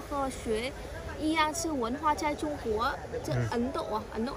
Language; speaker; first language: Chinese; non-native, learner; Vietnamese